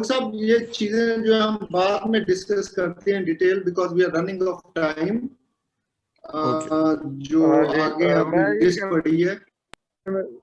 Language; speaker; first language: Hindi; non-native, local second language; Punjabi